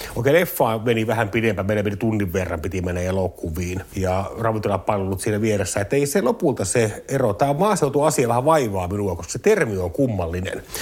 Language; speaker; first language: Finnish; native; Finnish